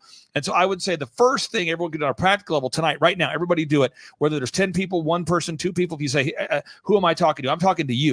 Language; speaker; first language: English; native; English